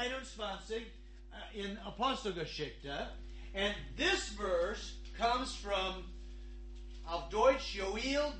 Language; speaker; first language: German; non-native, fluent; English